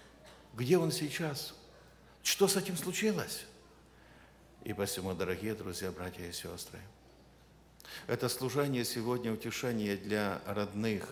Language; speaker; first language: Russian; non-native, local second language; Ukrainian